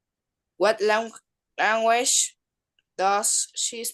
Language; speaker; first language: English; non-native, learner; Spanish